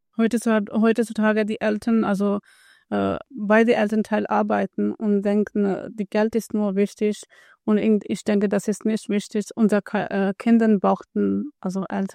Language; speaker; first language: German; non-native, learner; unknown